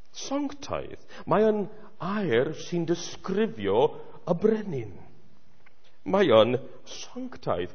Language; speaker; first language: Welsh; non-native, fluent; English